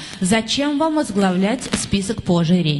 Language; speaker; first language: Russian; native; Russian